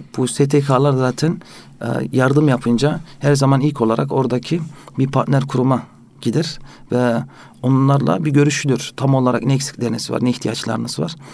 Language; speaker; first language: Turkish; early bilingual, heritage; Turkish